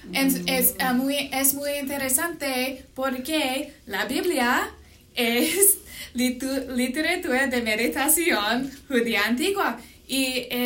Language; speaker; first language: Spanish; non-native, learner; English